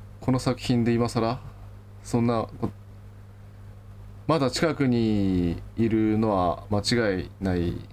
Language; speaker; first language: Japanese; native; Japanese